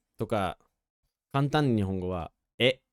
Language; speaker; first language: Japanese; non-native, fluent; English